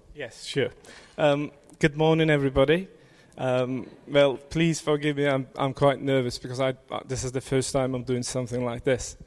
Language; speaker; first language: English; non-native, fluent; Turkish